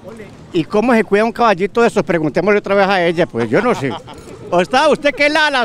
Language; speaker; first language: Spanish; native; Spanish